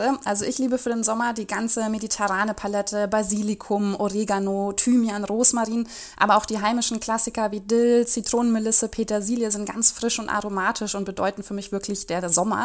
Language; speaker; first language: German; native; German